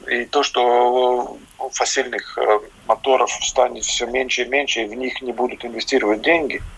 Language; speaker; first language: Russian; non-native, local second language; Latvian